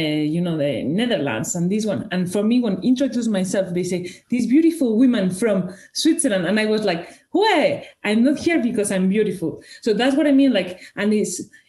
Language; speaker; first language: English; non-native, fluent; Spanish